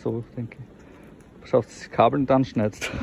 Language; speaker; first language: German; native; German